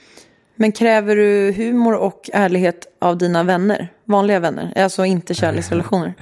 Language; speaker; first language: Swedish; native; Swedish